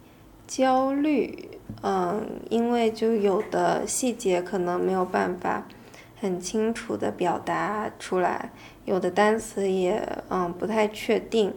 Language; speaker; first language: Spanish; non-native, learner; Chinese